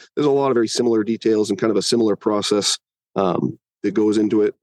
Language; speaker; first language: English; native; English